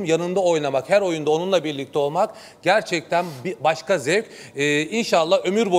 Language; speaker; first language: Turkish; native; Turkish